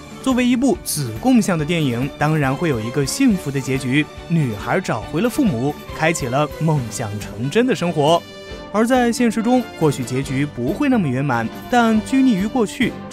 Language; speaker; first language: Chinese; native; Chinese